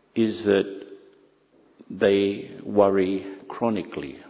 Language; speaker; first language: English; native; English